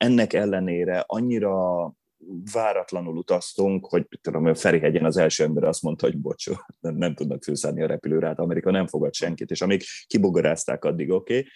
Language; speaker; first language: Hungarian; non-native, local second language; Croatian